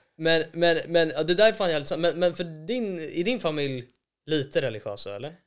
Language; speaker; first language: Swedish; native; Swedish